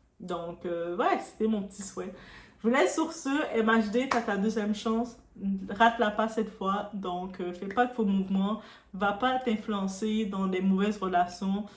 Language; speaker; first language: French; non-native, local second language; Haitian Creole